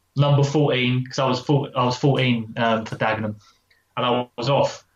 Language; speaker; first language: English; native; English